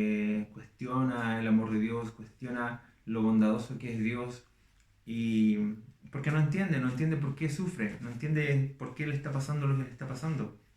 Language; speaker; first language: Spanish; native; Spanish